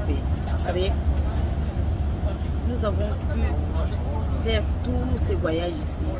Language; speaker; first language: French; non-native, local second language; Lingala